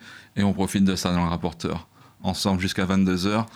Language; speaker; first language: French; native; French